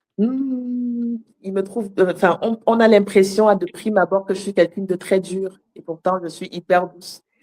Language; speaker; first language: French; native; French